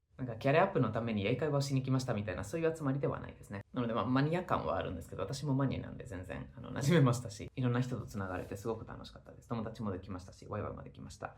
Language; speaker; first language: Japanese; non-native, fluent; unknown